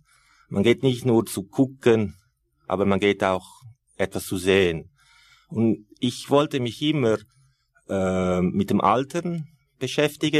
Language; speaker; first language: German; non-native, fluent; Italian